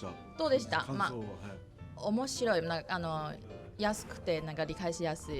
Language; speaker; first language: Japanese; non-native, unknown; Chinese